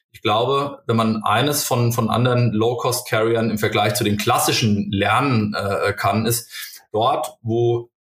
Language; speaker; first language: German; native; German